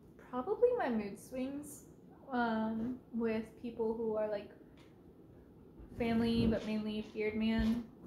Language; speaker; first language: English; native; English